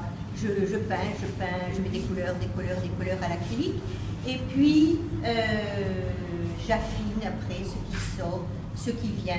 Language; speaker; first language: French; native; French